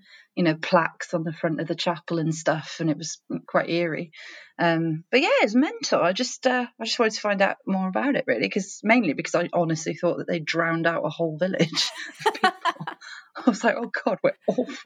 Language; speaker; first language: English; native; English